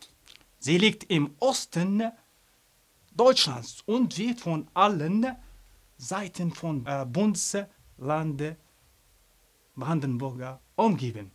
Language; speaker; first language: German; non-native, fluent; Arabic